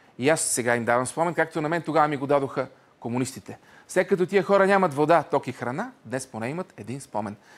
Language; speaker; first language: Bulgarian; native; Bulgarian